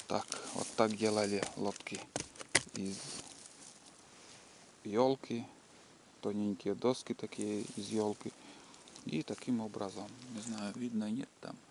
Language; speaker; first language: Russian; native; Russian